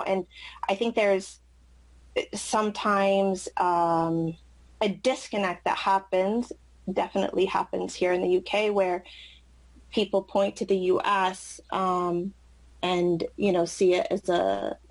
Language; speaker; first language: English; early bilingual, other home language; Arabic